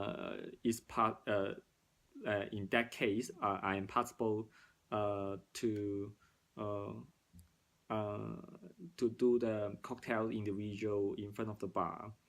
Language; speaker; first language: English; non-native, learner; Cantonese